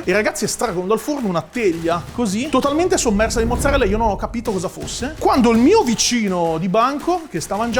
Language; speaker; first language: Italian; native; Italian